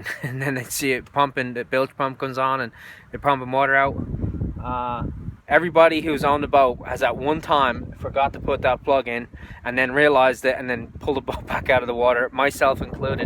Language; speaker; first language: English; native; English